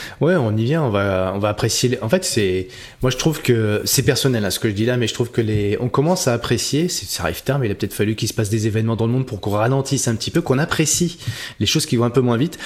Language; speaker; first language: French; native; French